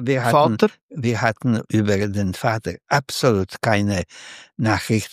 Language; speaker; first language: German; non-native, fluent; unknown